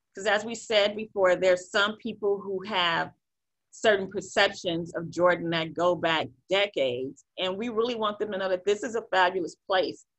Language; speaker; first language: English; native; English